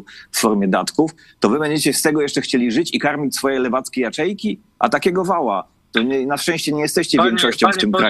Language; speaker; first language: Polish; native; Polish